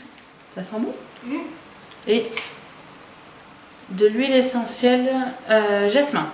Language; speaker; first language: French; native; French